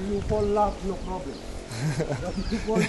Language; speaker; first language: English; non-native, learner; Indonesian